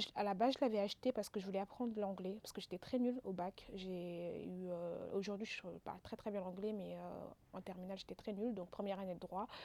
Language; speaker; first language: French; non-native, local second language; Wolof